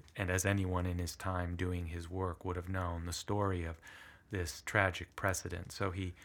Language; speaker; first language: English; early bilingual, other home language; Italian